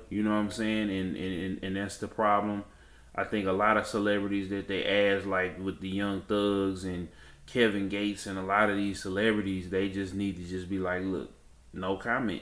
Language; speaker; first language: English; native; English